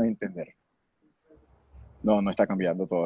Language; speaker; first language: Spanish; native; Spanish